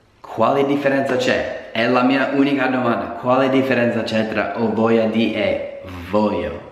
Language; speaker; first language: Italian; non-native, fluent; English